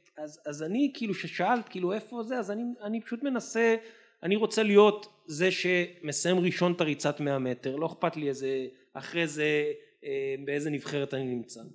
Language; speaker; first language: Hebrew; native; Hebrew